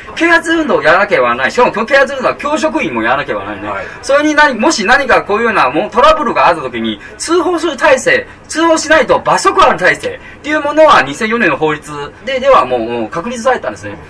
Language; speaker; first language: Japanese; non-native, fluent; Chinese